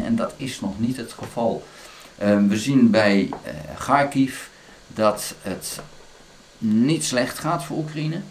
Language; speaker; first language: Dutch; native; Dutch